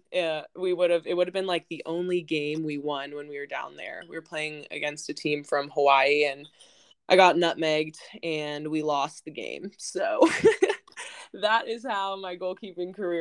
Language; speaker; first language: English; native; English